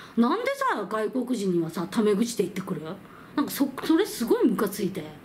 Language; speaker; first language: Japanese; non-native, fluent; Korean